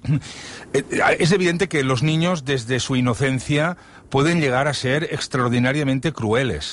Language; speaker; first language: Spanish; non-native, local second language; Catalan